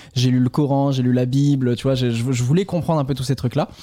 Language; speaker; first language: French; native; French